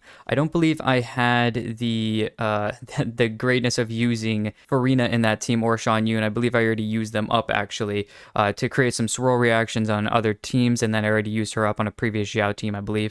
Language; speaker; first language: English; native; English